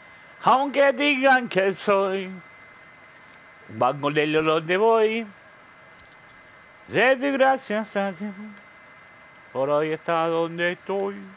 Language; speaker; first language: Spanish; native; Spanish